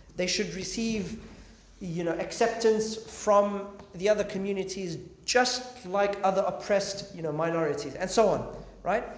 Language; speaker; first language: English; native; English